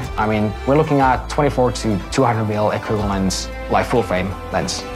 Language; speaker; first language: English; non-native, fluent; Finnish